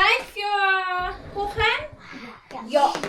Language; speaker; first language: German; non-native, learner; Cebuano